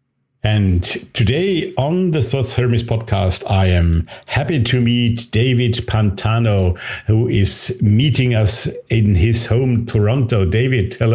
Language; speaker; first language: English; non-native, fluent; German